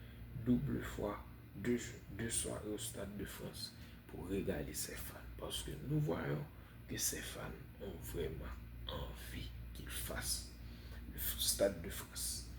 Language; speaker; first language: French; non-native, fluent; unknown